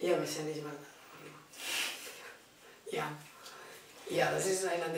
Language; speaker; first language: German; non-native, learner; Spanish